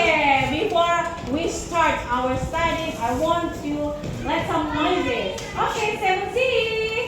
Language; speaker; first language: English; non-native, learner; Indonesian